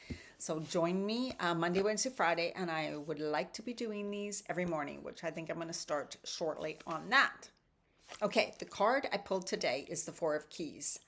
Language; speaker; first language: English; native; English